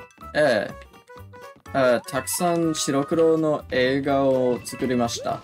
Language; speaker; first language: Japanese; non-native, learner; English